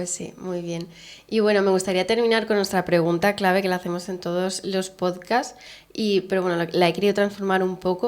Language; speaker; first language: Spanish; native; Spanish